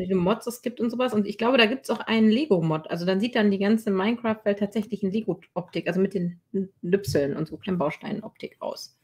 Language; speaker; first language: German; native; German